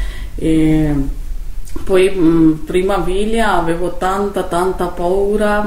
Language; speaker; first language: Italian; non-native, learner; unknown